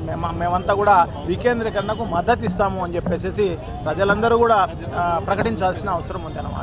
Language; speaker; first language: Telugu; native; Telugu